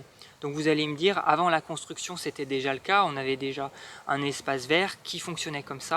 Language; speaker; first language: French; native; French